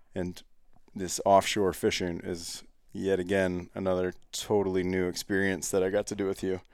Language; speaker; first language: English; native; English